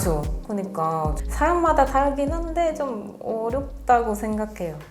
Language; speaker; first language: Korean; non-native, fluent; Japanese